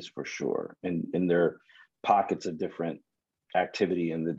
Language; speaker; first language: English; native; English